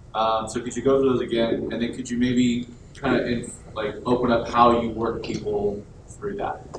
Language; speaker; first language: English; native; English